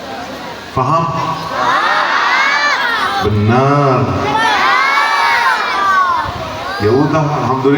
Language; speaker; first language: Indonesian; non-native, learner; Arabic